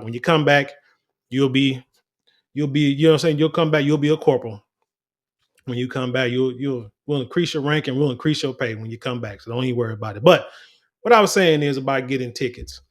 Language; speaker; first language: English; native; English